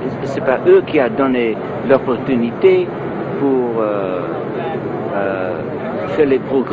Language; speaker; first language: French; non-native, learner; English